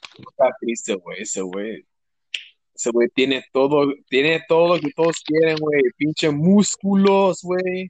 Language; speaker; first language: Spanish; early bilingual, heritage; Spanish